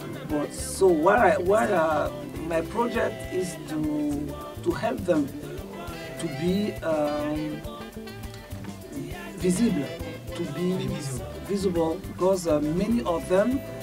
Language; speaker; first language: English; non-native, local second language; Duala